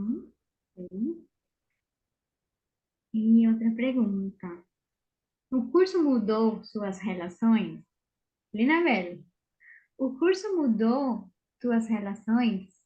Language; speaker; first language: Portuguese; non-native, fluent; Spanish